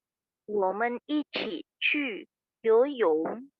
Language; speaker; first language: Chinese; non-native, learner; Indonesian